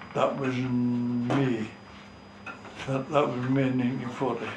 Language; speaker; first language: English; native; English